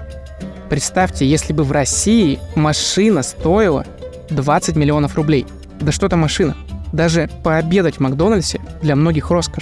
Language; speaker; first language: Russian; native; Russian